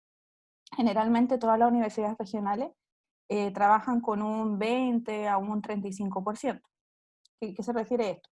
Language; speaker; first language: Spanish; native; Spanish